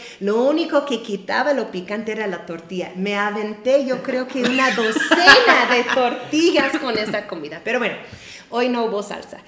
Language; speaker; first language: Spanish; non-native, fluent; English